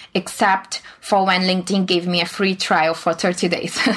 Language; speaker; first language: English; non-native, fluent; Portuguese